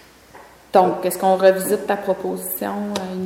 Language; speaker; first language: French; native; French